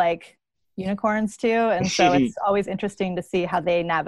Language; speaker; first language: English; native; English